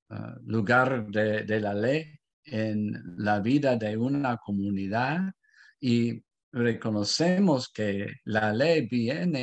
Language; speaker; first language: Spanish; non-native, fluent; English